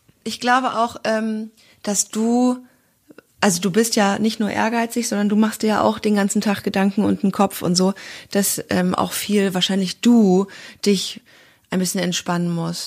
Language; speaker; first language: German; native; German